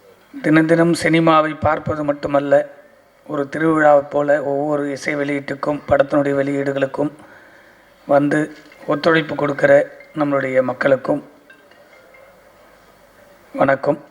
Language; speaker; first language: Tamil; native; Tamil